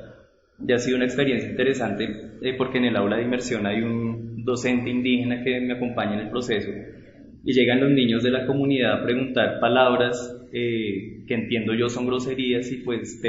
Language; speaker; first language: Spanish; native; Spanish